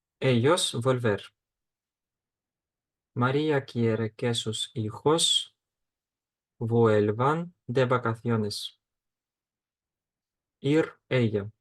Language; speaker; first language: Spanish; non-native, fluent; Ukrainian